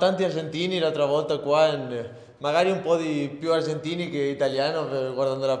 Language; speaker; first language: Italian; non-native, learner; Spanish